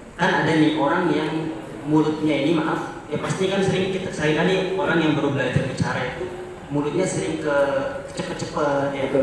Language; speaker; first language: Indonesian; non-native, local second language; Achinese